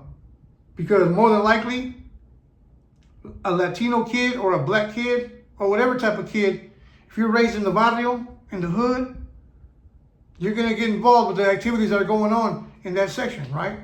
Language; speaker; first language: English; native; English